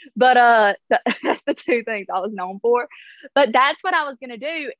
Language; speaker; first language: English; native; English